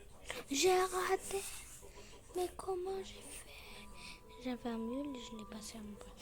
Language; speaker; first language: French; native; French